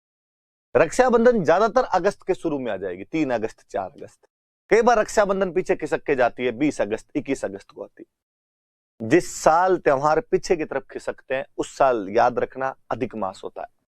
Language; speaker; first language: Hindi; native; Hindi